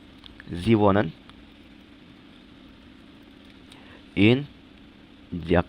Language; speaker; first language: German; non-native, learner; Indonesian